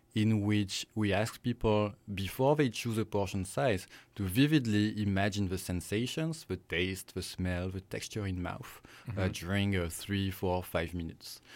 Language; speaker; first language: English; non-native, fluent; French